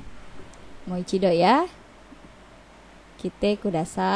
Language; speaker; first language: Japanese; non-native, learner; Indonesian